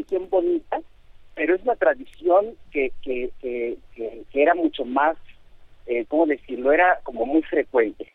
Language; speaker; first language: Spanish; native; Spanish